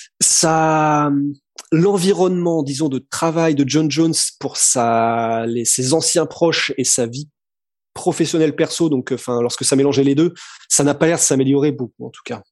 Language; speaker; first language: French; native; French